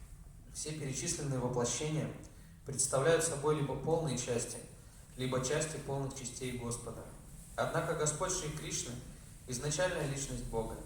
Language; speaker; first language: Russian; native; Russian